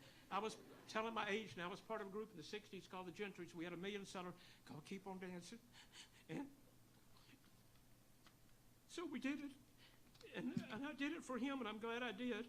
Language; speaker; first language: English; native; English